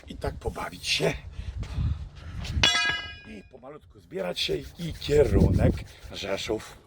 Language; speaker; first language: Polish; native; Polish